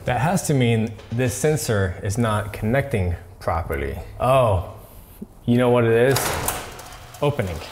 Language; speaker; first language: English; native; English